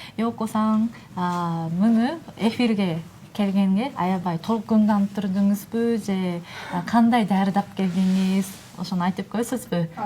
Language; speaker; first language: Kyrgyz; non-native, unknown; Japanese